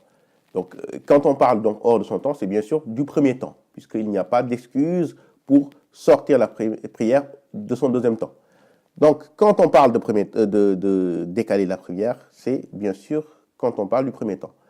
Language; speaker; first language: French; native; French